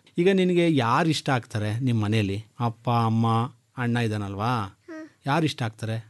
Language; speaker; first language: Kannada; native; Kannada